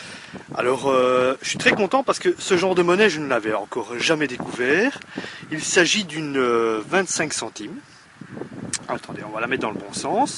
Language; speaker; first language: French; native; French